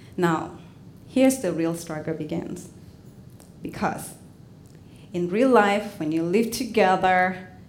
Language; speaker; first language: English; non-native, fluent; Indonesian